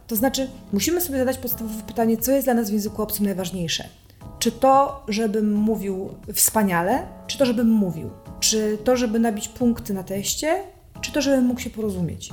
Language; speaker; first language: Polish; native; Polish